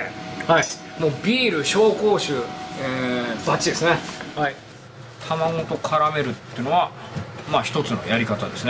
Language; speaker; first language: Japanese; native; Japanese